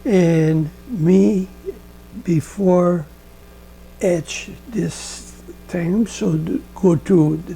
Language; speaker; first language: English; non-native, learner; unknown